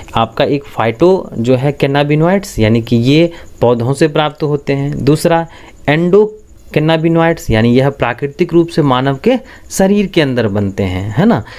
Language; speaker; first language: Hindi; native; Hindi